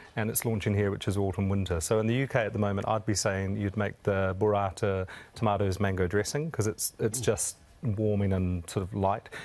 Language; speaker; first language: English; native; English